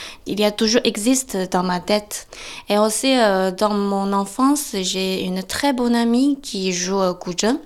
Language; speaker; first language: French; non-native, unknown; Chinese